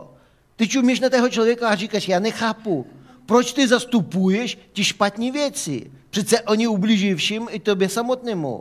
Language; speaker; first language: Czech; non-native, fluent; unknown